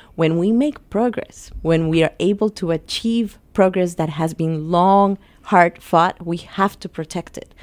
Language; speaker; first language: English; early bilingual, other home language; Spanish